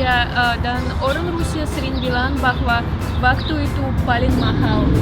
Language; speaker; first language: Indonesian; non-native, fluent; Russian